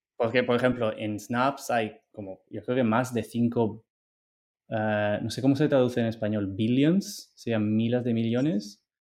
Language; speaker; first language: Spanish; non-native, fluent; Italian